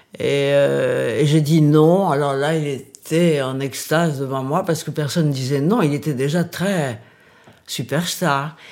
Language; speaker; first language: French; early bilingual, other home language; Portuguese